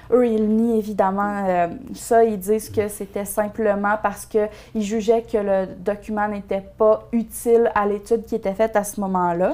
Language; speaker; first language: French; native; French